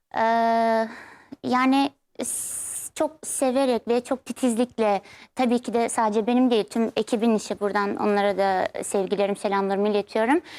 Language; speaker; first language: Turkish; non-native, fluent; Turkmen